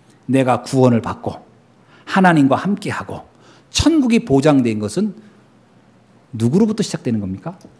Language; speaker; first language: Korean; native; Korean